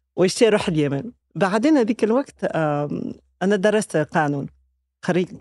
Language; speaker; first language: Arabic; non-native, fluent; French